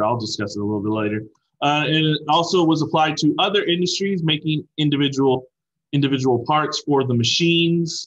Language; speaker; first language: English; native; English